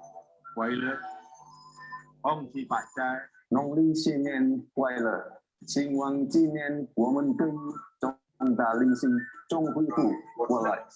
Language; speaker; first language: Chinese; non-native, learner; Indonesian